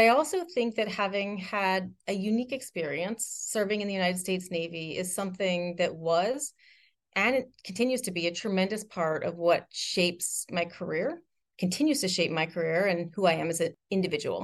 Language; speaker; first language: English; native; English